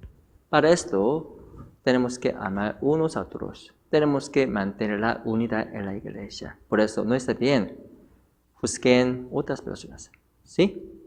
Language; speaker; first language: Spanish; non-native, fluent; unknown